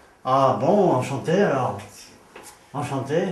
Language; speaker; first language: French; native; French